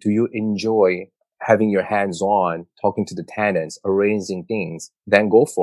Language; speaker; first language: English; non-native, fluent; Korean